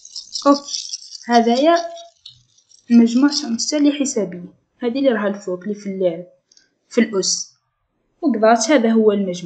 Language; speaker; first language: Arabic; native; Arabic